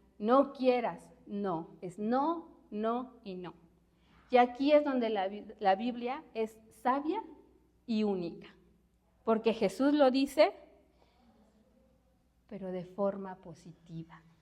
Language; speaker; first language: Spanish; native; Spanish